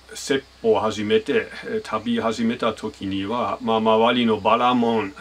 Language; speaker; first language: Japanese; non-native, fluent; German